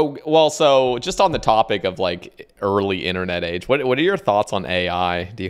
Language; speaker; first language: English; native; English